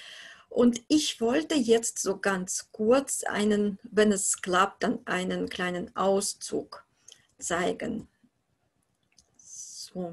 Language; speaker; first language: German; non-native, fluent; Russian